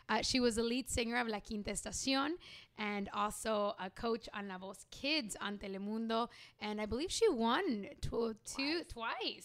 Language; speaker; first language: English; early bilingual, other home language; Spanish